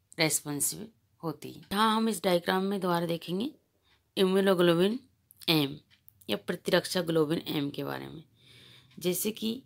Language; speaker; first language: Hindi; native; Hindi